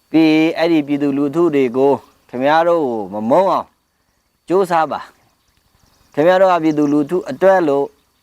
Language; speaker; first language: Burmese; non-native, local second language; Pa'o Karen